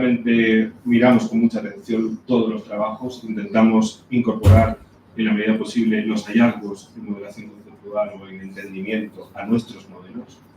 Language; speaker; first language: Spanish; native; Spanish